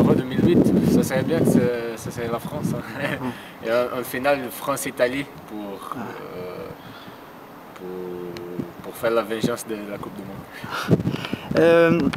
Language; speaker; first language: French; non-native, learner; Portuguese